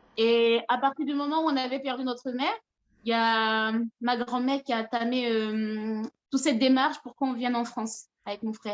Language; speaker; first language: French; non-native, local second language; Dyula